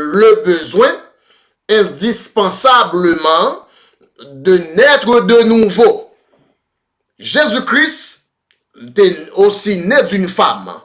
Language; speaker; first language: French; non-native, local second language; Haitian Creole